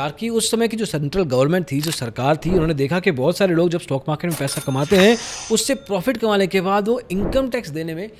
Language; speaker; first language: Hindi; native; Hindi